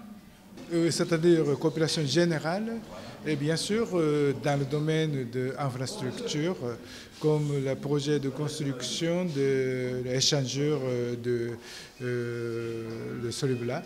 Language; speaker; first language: French; non-native, learner; Japanese